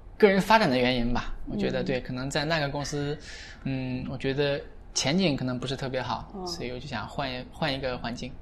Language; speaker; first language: Chinese; native; Chinese